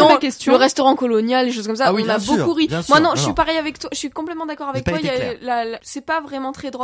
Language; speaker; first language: French; native; French